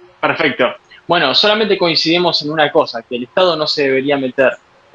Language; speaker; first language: Spanish; native; Spanish